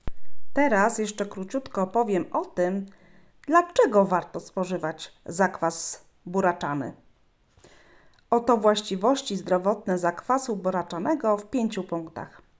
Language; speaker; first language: Polish; native; Polish